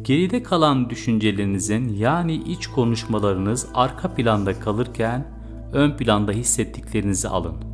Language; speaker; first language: Turkish; native; Turkish